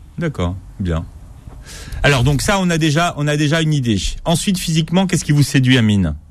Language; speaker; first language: French; native; French